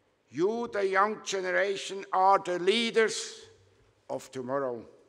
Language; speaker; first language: English; non-native, fluent; German